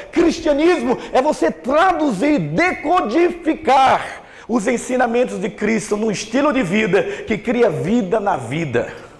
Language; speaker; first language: Portuguese; native; Portuguese